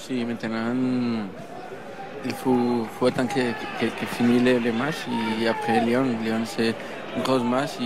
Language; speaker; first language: French; non-native, learner; Spanish